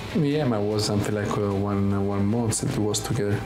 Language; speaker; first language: English; non-native, learner; Italian